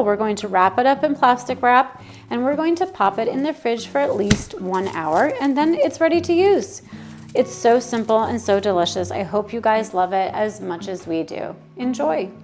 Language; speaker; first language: English; native; English